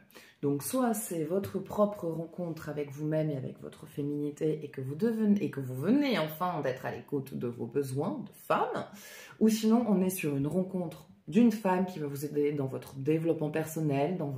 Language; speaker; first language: French; native; French